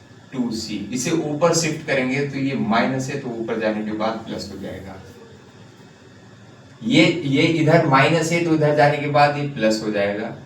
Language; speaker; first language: Hindi; native; Hindi